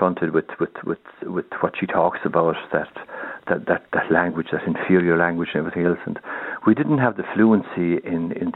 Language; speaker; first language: English; non-native, local second language; Irish